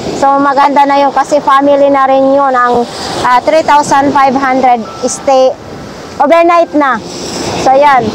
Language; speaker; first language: Filipino; non-native, local second language; Masbatenyo